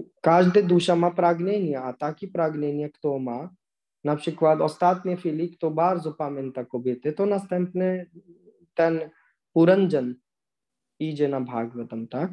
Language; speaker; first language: Polish; non-native, learner; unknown